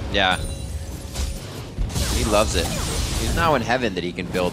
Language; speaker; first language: English; native; English